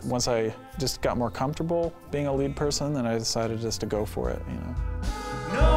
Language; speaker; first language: English; native; English